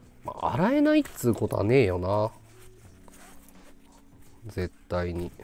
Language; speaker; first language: Japanese; native; Japanese